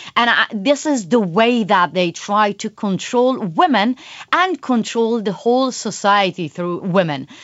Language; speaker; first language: English; non-native, fluent; Persian